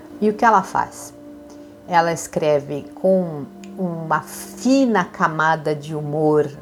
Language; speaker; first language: Portuguese; native; Portuguese